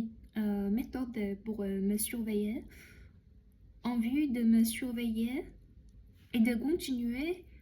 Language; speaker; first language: French; non-native, learner; Chinese